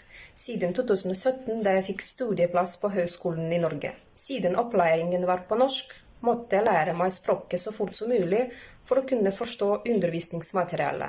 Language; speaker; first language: Norwegian; non-native, fluent; Russian